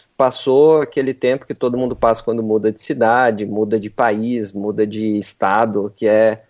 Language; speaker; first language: Portuguese; native; Portuguese